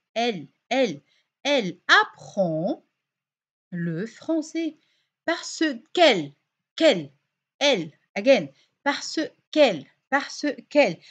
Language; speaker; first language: French; non-native, fluent; Arabic